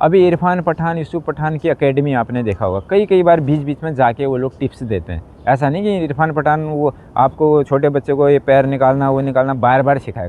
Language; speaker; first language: Hindi; native; Hindi